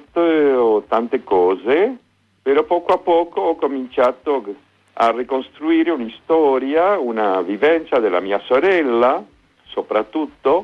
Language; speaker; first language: Italian; non-native, fluent; Spanish